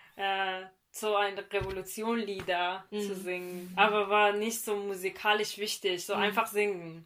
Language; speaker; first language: German; non-native, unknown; Persian